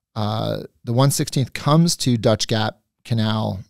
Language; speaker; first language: English; native; English